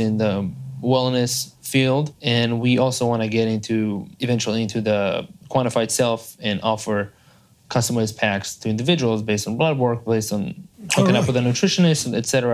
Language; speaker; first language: English; non-native, fluent; Hebrew